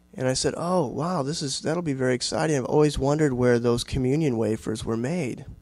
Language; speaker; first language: English; native; English